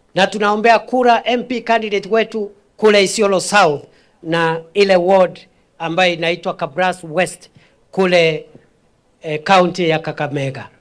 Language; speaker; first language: Swahili; non-native, local second language; Meru